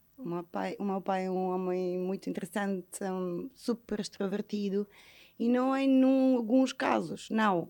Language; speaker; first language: Portuguese; non-native, fluent; Bulgarian